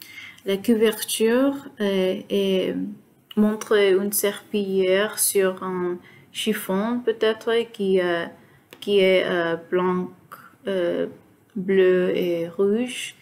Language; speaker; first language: French; non-native, learner; Spanish